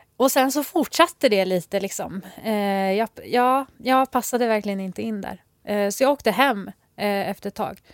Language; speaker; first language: Swedish; early bilingual, other home language; Persian